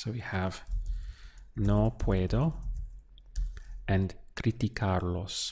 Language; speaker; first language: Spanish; non-native, fluent; English